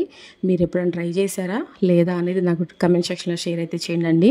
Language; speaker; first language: Telugu; native; Telugu